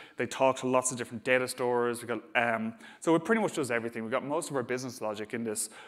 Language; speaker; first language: English; native; English